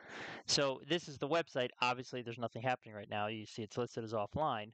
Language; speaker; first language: English; native; English